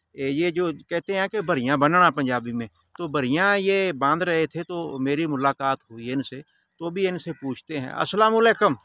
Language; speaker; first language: Urdu; non-native, local second language; Punjabi